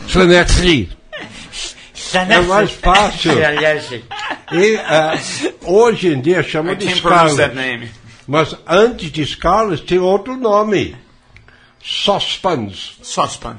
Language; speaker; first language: Portuguese; non-native, fluent; English